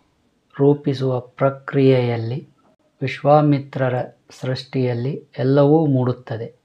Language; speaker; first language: Kannada; native; Kannada